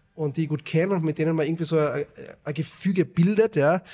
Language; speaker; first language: German; native; German